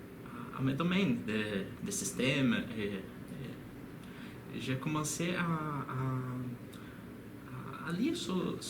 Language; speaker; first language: French; non-native, learner; Spanish